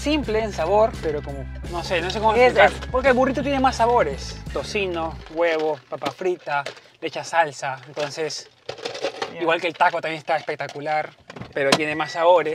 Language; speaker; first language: Spanish; native; Spanish